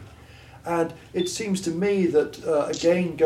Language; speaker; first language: English; native; English